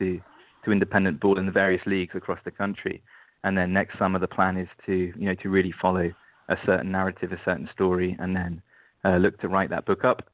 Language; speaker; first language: English; native; English